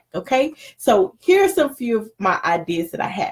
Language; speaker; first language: English; native; English